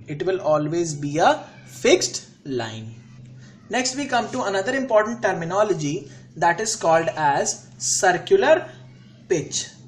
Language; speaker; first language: English; non-native, local second language; Hindi